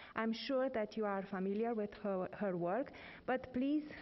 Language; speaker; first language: English; non-native, fluent; Romanian